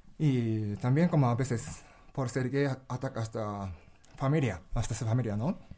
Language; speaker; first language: Spanish; non-native, learner; Japanese